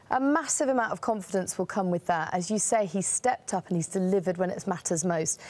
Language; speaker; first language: English; native; English